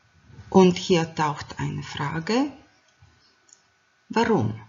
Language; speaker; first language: German; non-native, fluent; Croatian